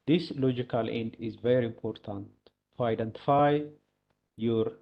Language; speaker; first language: English; non-native, local second language; Amharic